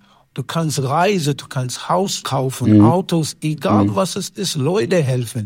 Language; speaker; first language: German; non-native, learner; English